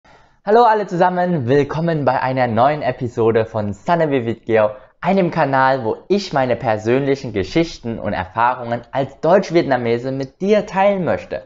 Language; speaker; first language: German; early bilingual, other home language; Vietnamese